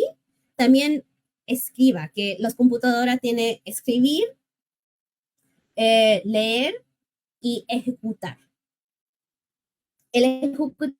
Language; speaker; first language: Spanish; early bilingual, heritage; English